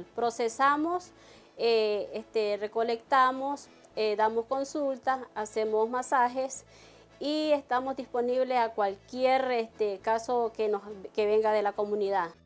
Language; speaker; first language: Spanish; native; Spanish